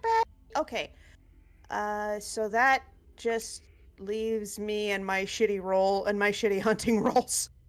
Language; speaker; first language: English; native; English